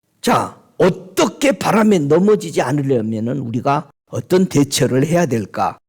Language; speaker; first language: Korean; native; Korean